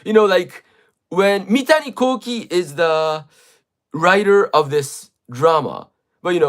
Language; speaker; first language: English; non-native, fluent; Japanese